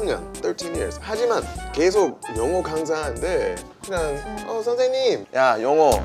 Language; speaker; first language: Korean; non-native, learner; English